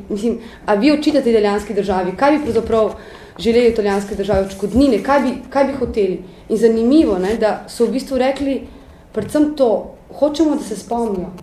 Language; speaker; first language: Slovenian; native; Slovenian